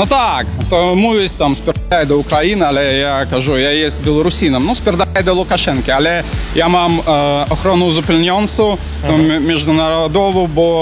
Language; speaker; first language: Polish; non-native, learner; Belarusian